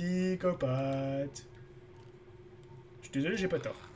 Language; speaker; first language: French; native; French